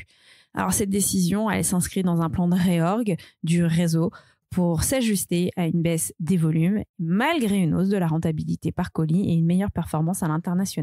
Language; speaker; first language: French; native; French